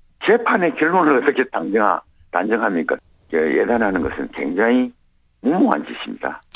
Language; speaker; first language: Korean; native; Korean